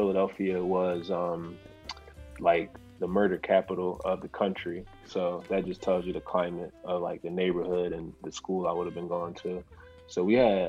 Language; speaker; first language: English; native; English